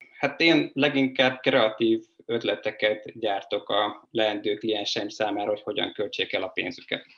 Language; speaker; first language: Hungarian; native; Hungarian